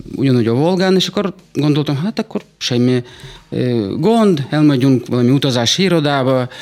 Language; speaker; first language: Hungarian; non-native, fluent; Russian